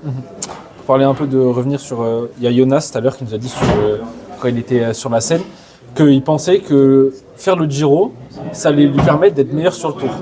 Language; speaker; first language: French; native; French